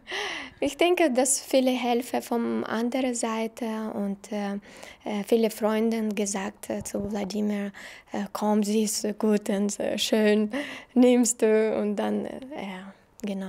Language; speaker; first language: German; non-native, learner; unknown